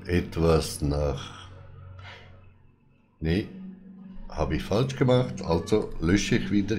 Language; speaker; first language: German; non-native, fluent; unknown